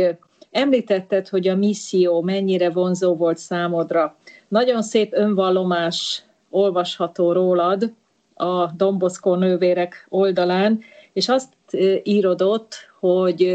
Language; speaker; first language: Hungarian; native; Hungarian